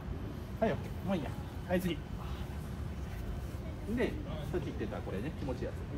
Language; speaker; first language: Japanese; native; Japanese